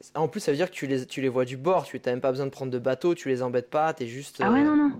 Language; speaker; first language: French; native; French